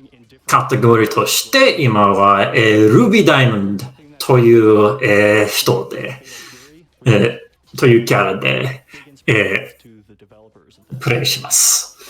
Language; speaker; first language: Japanese; non-native, fluent; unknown